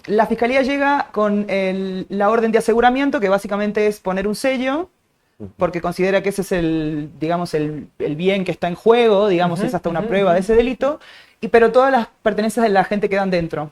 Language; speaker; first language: Spanish; native; Spanish